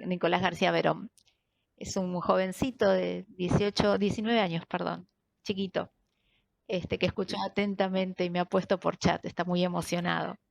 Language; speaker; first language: Spanish; native; Spanish